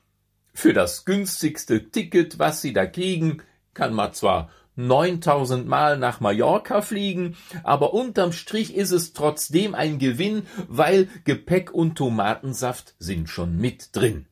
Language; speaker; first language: German; native; German